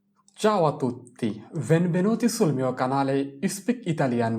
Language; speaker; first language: Italian; non-native, fluent; Bangla